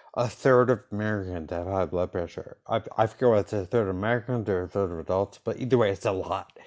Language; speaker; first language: English; native; English